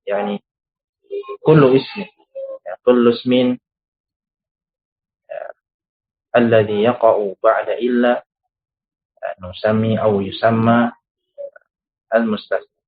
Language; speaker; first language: Arabic; non-native, fluent; Indonesian